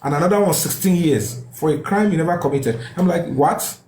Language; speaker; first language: English; non-native, local second language; Yoruba